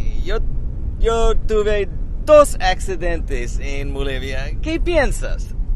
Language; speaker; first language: Spanish; non-native, learner; English